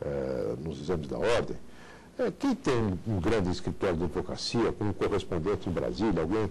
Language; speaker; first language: Portuguese; native; Portuguese